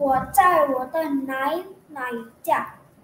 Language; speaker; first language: Chinese; non-native, learner; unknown